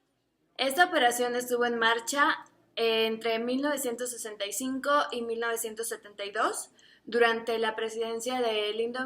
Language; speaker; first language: Spanish; native; Spanish